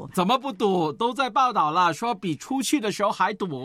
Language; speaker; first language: Chinese; native; Chinese